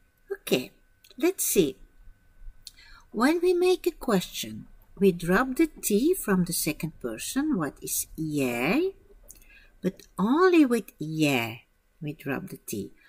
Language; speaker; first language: English; non-native, fluent; Dutch